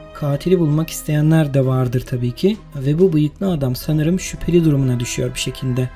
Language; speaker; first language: Turkish; native; Turkish